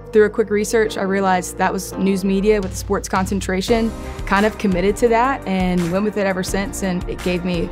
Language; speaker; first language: English; native; English